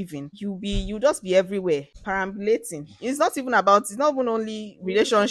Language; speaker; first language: English; non-native, local second language; Ibibio